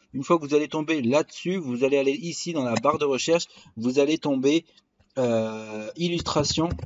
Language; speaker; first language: French; native; French